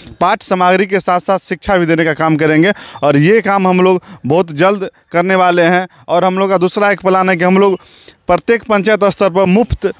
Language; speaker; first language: Hindi; native; Hindi